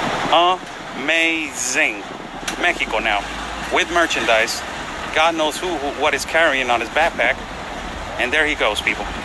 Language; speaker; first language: English; non-native, fluent; Spanish